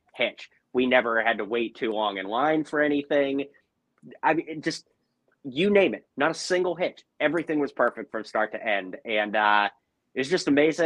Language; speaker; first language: English; native; English